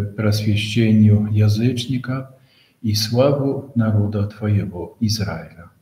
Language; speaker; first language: Russian; non-native, fluent; Polish